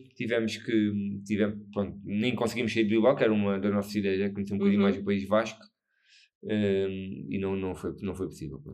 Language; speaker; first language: Portuguese; native; Portuguese